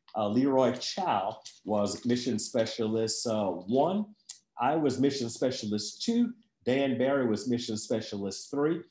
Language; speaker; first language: English; native; English